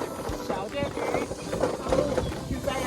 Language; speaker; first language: Chinese; non-native, local second language; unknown